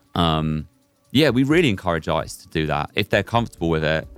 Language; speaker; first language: English; native; English